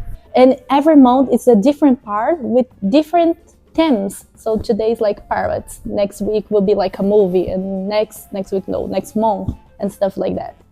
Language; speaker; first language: English; non-native, fluent; Portuguese